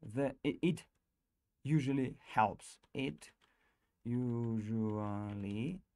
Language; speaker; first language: English; non-native, learner; Russian